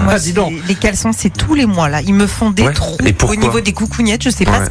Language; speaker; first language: French; native; French